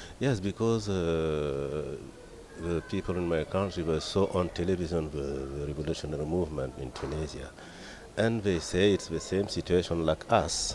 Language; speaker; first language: English; non-native, learner; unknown